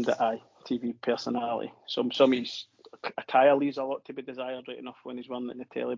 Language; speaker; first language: English; native; English